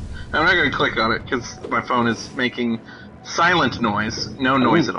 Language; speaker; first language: English; native; English